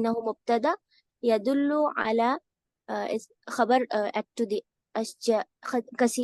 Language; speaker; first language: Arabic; non-native, learner; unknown